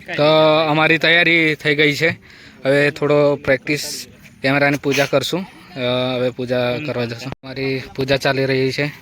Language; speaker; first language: Gujarati; non-native, local second language; Bhili